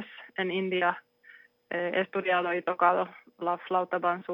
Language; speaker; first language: Spanish; non-native, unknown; Finnish